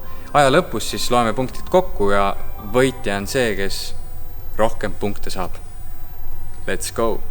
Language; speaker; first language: Estonian; native; Estonian